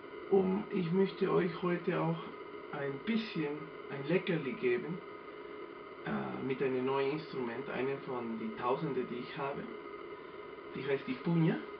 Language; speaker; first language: German; non-native, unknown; Spanish